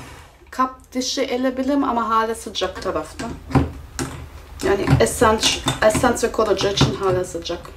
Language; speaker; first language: Turkish; non-native, fluent; German